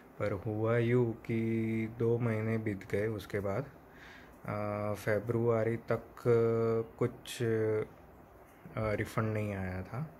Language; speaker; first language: Hindi; non-native, local second language; Gujarati